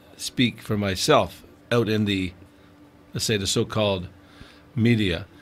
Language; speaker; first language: English; native; English